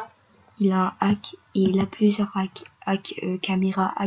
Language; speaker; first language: French; native; French